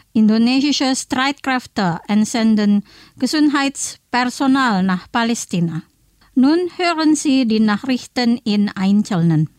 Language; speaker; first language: German; non-native, fluent; Indonesian